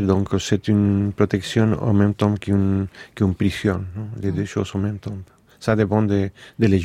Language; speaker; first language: French; non-native, fluent; Spanish